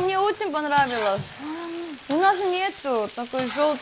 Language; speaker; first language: Russian; non-native, fluent; Korean